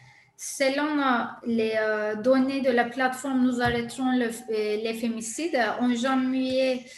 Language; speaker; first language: French; non-native, fluent; Turkish